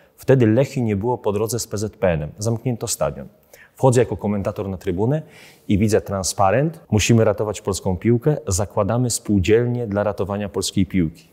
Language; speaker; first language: Polish; native; Polish